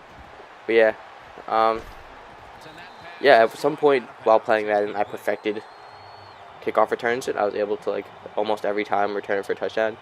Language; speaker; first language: English; native; English